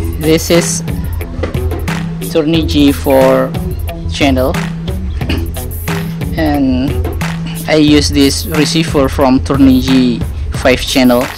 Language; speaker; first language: English; non-native, learner; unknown